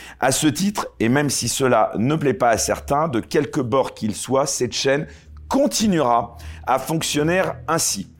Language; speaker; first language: French; native; French